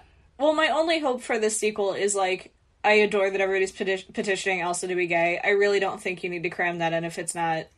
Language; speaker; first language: English; native; English